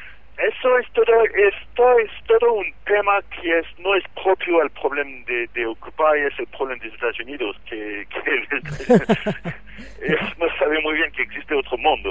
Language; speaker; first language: Spanish; non-native, fluent; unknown